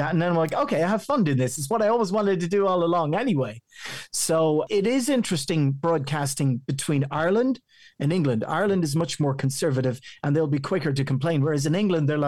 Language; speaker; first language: English; native; English